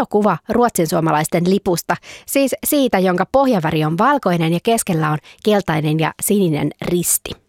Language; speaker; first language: Finnish; native; Finnish